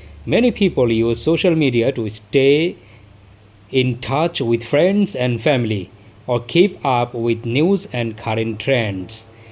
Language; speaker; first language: English; non-native, local second language; Bangla